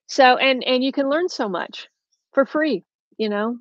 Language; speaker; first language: English; native; English